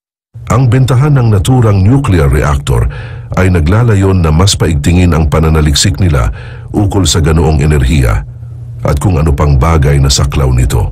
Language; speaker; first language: Filipino; native; Filipino